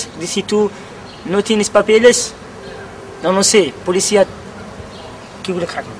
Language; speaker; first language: Spanish; non-native, learner; Kabyle